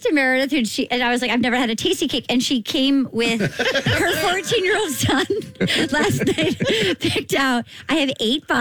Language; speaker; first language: English; native; English